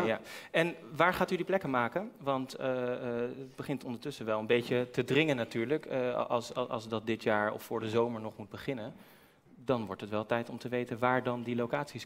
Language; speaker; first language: Dutch; native; Dutch